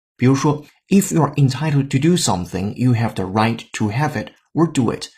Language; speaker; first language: English; non-native, fluent; Chinese